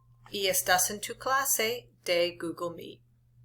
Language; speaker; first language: Spanish; non-native, local second language; English